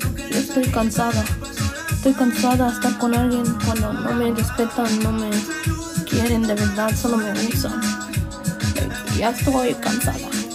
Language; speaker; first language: Spanish; early bilingual, heritage; Spanish